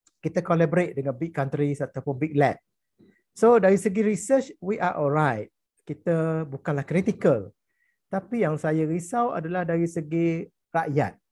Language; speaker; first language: Malay; native; Malay